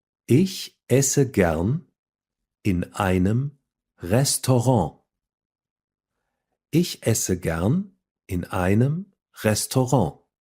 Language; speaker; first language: German; non-native, fluent; English